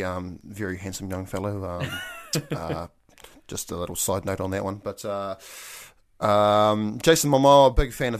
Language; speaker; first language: English; native; English